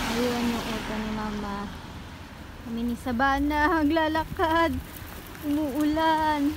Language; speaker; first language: Filipino; non-native, local second language; Hiligaynon